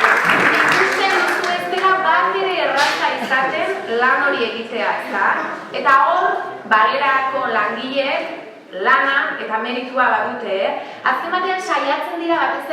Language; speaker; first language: Basque; native; Basque